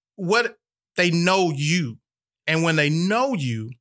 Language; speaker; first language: English; native; English